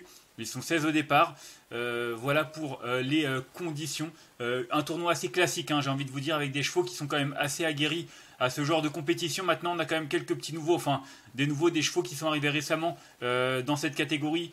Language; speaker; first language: French; native; French